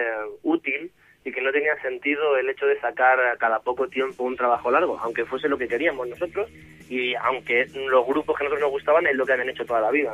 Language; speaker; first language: Spanish; native; Spanish